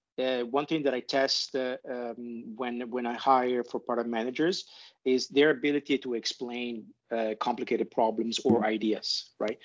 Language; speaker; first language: English; non-native, fluent; Italian